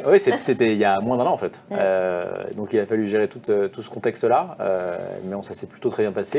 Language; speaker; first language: French; native; French